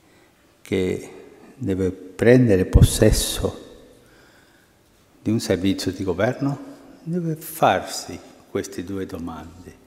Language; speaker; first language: Italian; non-native, local second language; Spanish